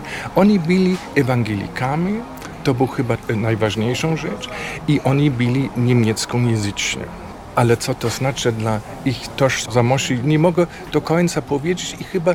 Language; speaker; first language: Polish; non-native, fluent; German